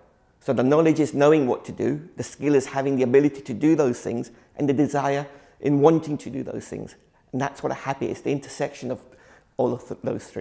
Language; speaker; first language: English; early bilingual, other home language; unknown